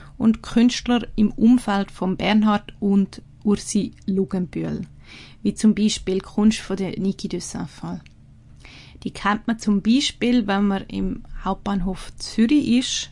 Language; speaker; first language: German; native; German